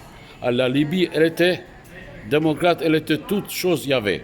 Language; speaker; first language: French; non-native, fluent; Turkish